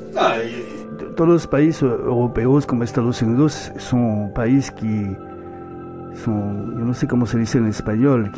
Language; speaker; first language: Spanish; non-native, fluent; French